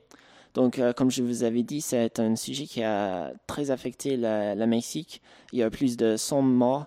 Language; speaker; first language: French; native; French